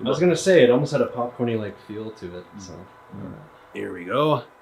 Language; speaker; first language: English; native; English